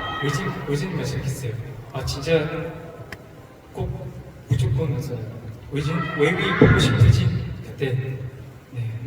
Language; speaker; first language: Korean; non-native, learner; Chinese